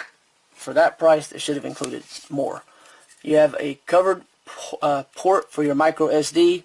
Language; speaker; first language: English; native; English